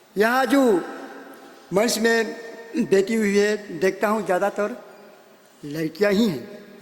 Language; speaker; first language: Hindi; non-native, local second language; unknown